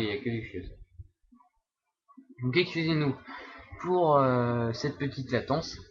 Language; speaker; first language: French; native; French